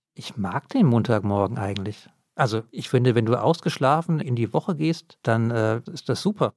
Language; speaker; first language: German; native; German